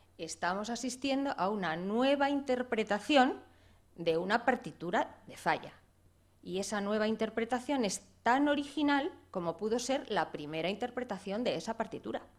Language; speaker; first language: Spanish; native; Spanish